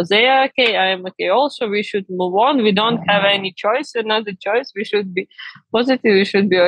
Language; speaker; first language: English; non-native, learner; Ukrainian